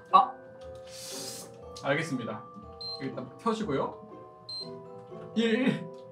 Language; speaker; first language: Korean; native; Korean